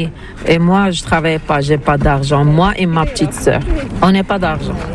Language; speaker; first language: French; non-native, learner; Arabic